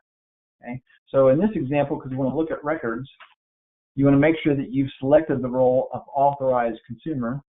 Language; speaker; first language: English; native; English